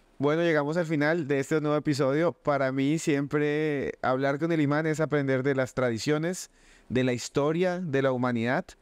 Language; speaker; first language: Spanish; native; Spanish